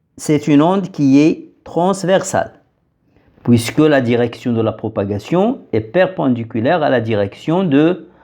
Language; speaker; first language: French; non-native, local second language; Arabic